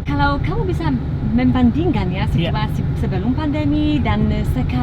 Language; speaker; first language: Indonesian; non-native, fluent; Polish